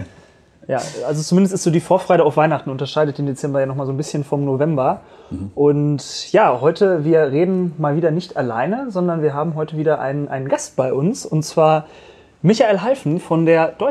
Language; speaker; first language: German; native; German